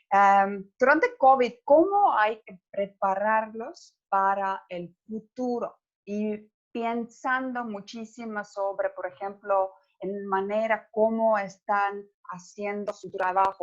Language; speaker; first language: Spanish; non-native, fluent; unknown